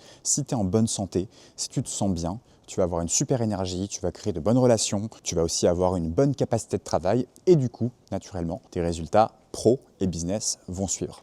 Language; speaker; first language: French; native; French